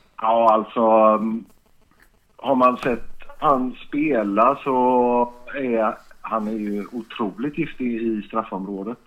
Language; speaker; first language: Swedish; native; Swedish